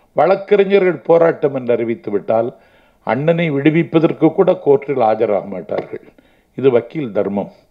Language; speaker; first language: Tamil; native; Tamil